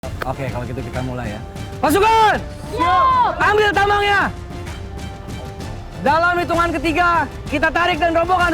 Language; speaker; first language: Indonesian; native; Indonesian